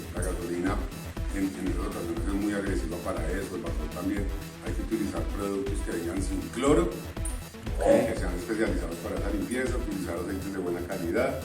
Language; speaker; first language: Spanish; native; Spanish